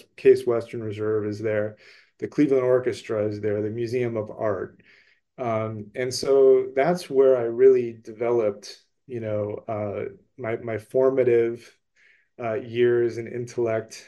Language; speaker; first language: English; native; English